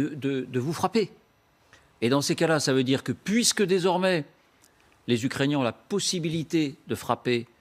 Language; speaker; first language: French; native; French